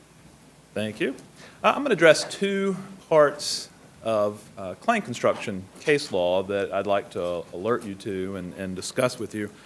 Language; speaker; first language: English; native; English